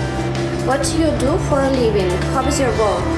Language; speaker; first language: English; non-native, learner; Russian